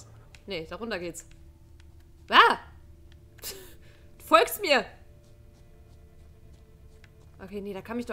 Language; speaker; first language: German; native; German